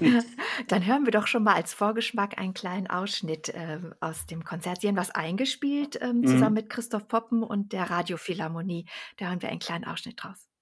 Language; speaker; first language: German; native; German